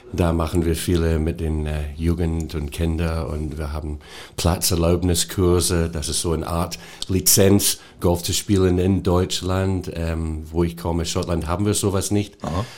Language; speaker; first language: German; non-native, fluent; English